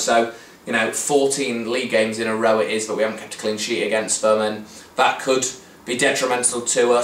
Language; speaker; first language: English; native; English